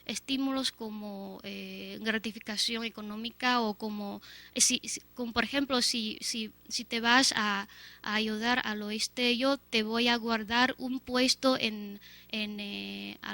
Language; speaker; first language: Spanish; non-native, fluent; Chinese